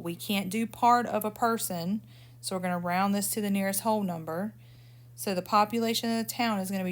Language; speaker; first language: English; native; English